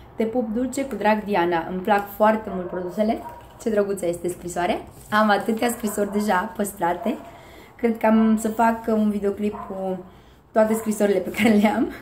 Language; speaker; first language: Romanian; early bilingual, heritage; Romanian